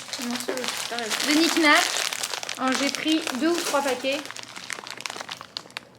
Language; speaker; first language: French; native; French